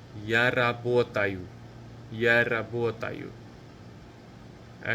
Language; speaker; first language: Russian; non-native, fluent; English